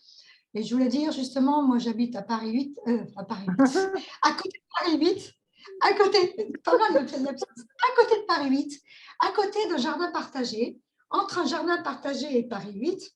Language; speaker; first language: French; native; French